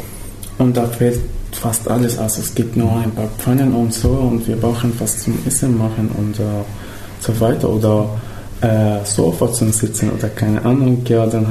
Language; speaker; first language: German; non-native, fluent; Arabic